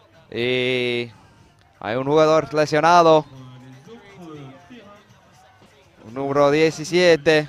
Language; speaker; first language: Spanish; non-native, fluent; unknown